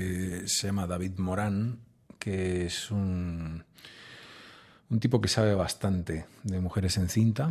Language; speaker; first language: Spanish; native; Spanish